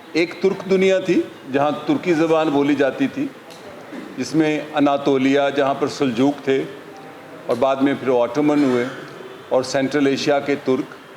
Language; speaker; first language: Urdu; native; Urdu